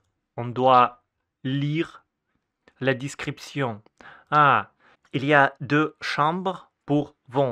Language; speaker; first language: French; non-native, fluent; Russian